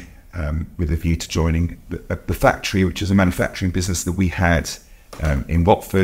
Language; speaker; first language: English; native; English